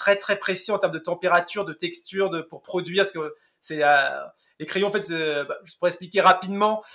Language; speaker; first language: French; native; French